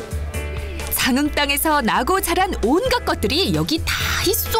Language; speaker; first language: Korean; native; Korean